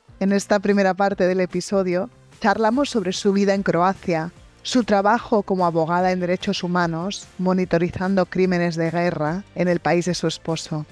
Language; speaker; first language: Spanish; native; Spanish